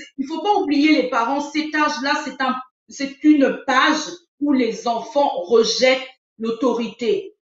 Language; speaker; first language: French; non-native, local second language; Lingala